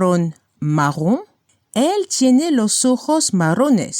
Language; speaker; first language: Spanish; non-native, fluent; French